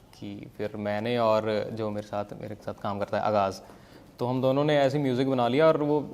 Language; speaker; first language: Hindi; non-native, local second language; Punjabi